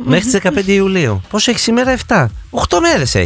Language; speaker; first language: Greek; native; Greek